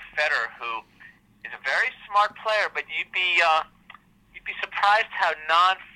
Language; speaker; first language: English; native; English